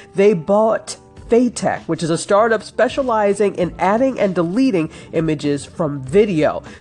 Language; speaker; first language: English; native; English